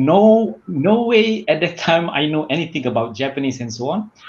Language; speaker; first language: English; non-native, learner; Malay